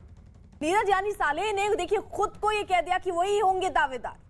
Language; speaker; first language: Hindi; native; Hindi